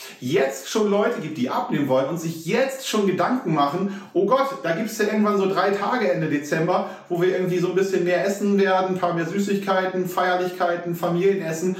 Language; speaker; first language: German; native; German